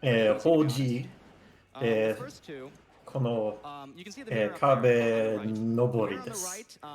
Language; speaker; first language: Japanese; non-native, learner; English